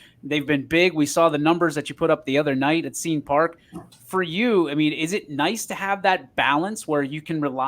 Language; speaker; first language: English; native; English